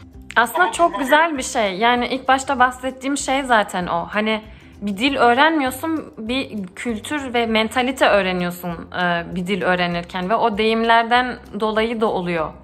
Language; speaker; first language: Turkish; early bilingual, heritage; Turkish